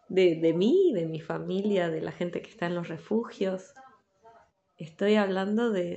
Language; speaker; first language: Spanish; non-native, fluent; Ukrainian